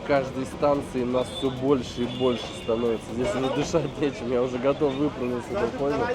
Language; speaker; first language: Russian; native; Russian